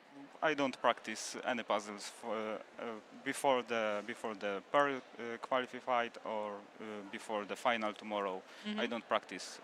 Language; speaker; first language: English; non-native, learner; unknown